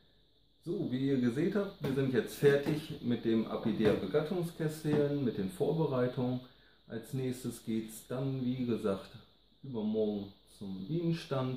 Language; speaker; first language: German; native; German